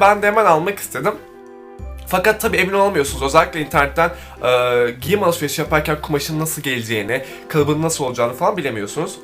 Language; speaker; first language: Turkish; native; Turkish